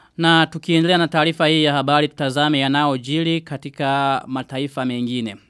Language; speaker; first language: Swahili; non-native, local second language; Rundi